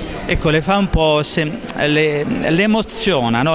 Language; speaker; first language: Italian; native; Italian